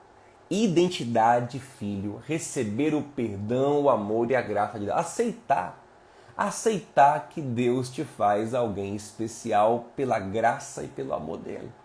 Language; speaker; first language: Portuguese; native; Portuguese